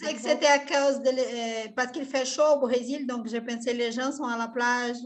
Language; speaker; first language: French; non-native, fluent; Portuguese